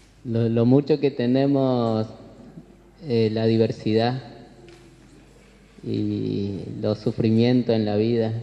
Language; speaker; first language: Spanish; non-native, local second language; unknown